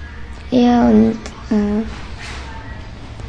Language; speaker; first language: German; non-native, learner; Persian